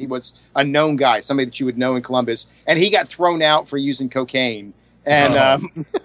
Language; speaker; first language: English; native; English